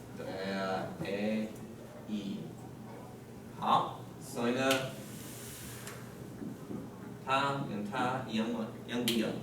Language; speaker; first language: Chinese; non-native, fluent; English